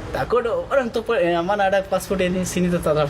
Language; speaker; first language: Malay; non-native, learner; Bangla